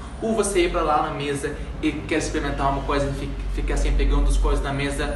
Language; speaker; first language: Portuguese; non-native, fluent; Arabic